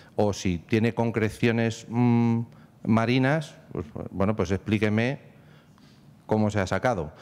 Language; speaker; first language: Spanish; native; Spanish